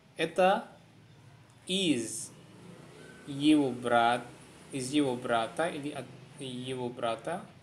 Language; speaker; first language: Russian; non-native, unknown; Indonesian